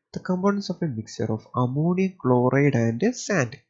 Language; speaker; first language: English; non-native, local second language; Malayalam